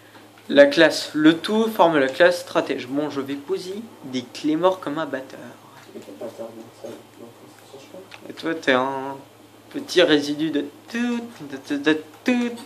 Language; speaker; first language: French; native; French